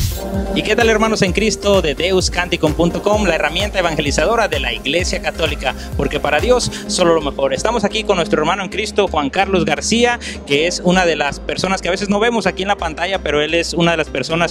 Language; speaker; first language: Spanish; native; Spanish